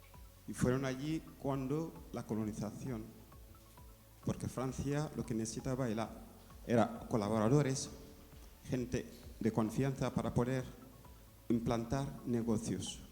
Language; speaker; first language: Spanish; non-native, fluent; Wolof